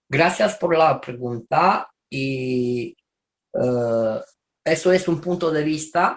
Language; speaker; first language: Spanish; non-native, fluent; Romanian